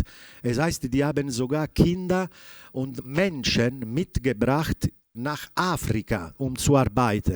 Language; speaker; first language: German; non-native, fluent; Italian